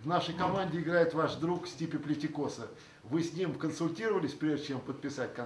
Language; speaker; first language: Russian; native; Russian